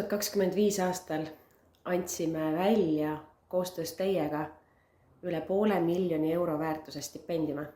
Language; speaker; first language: Estonian; native; Estonian